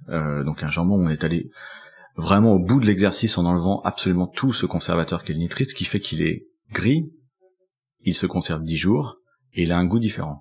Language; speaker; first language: French; native; French